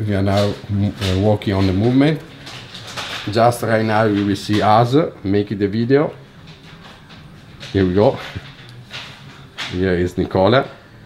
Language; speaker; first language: English; non-native, fluent; Italian